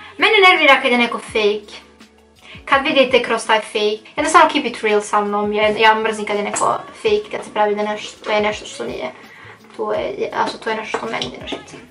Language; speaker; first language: Bosnian; early bilingual, heritage; Bosnian